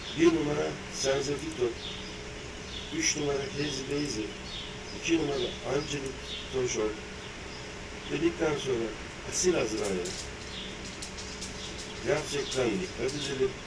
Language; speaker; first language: Turkish; native; Turkish